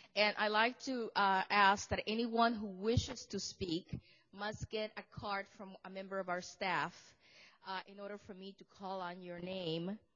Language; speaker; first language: English; native; English